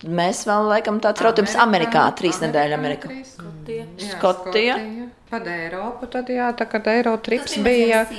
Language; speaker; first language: Latvian; native; Latvian